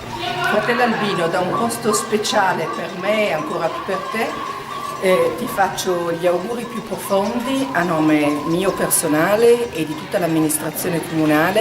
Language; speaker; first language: Italian; native; Italian